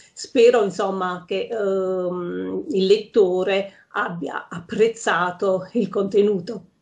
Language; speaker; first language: Italian; native; Italian